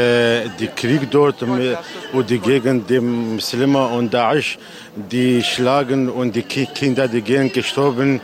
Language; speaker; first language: German; non-native, learner; Kurdish